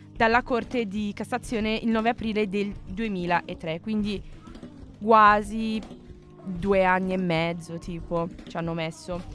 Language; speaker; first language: Italian; early bilingual, other home language; Arabic